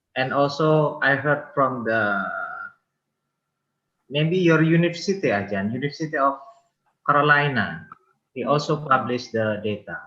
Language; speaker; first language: English; non-native, local second language; Indonesian